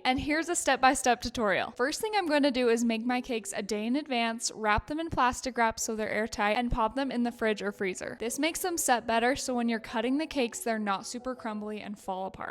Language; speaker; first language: English; native; English